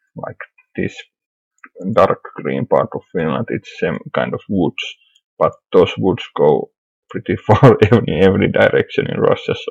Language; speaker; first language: English; non-native, fluent; Finnish